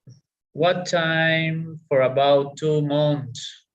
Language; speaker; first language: English; non-native, learner; Spanish